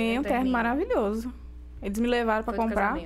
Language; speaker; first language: Portuguese; native; Portuguese